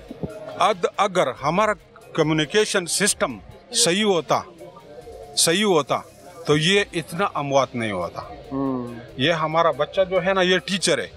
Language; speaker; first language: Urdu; non-native, local second language; Pashto